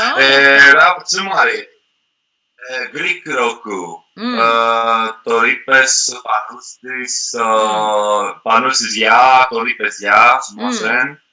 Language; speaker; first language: Japanese; non-native, learner; Greek